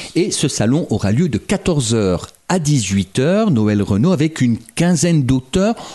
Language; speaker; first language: French; native; French